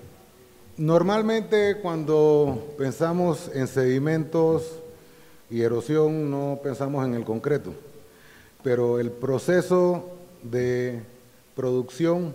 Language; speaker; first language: Spanish; native; Spanish